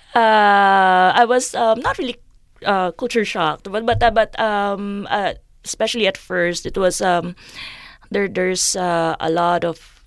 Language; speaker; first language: English; non-native, local second language; Filipino